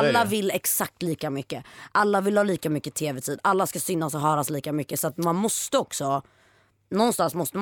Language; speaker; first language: Swedish; native; Swedish